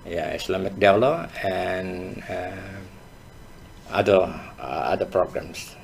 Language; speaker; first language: English; non-native, fluent; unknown